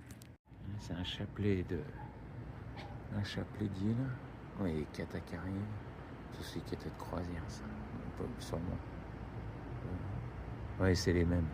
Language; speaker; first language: French; native; French